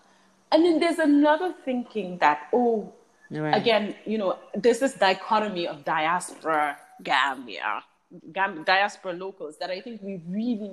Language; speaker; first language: English; native; English